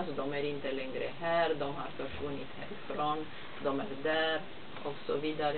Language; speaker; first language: Swedish; non-native, fluent; Romanian